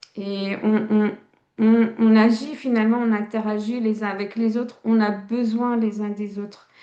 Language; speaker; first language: French; early bilingual, other home language; Tachelhit